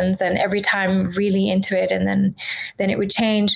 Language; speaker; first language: English; native; English